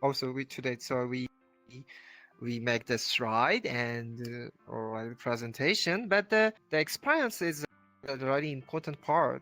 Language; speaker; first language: English; non-native, learner; Japanese